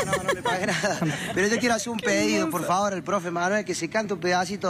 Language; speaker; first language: Spanish; native; Spanish